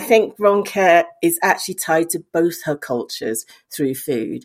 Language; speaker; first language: English; native; English